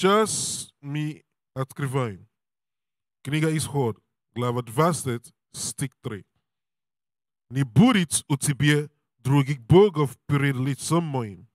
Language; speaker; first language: Russian; non-native, learner; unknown